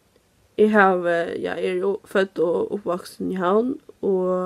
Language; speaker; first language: Norwegian; non-native, learner; Faroese